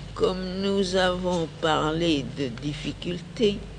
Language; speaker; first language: French; native; French